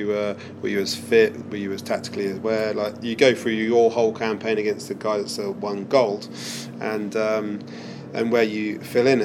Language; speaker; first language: English; native; English